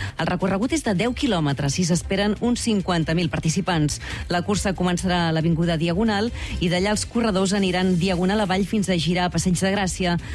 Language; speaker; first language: Catalan; native; Catalan